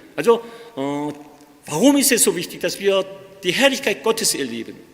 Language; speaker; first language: German; early bilingual, other home language; Korean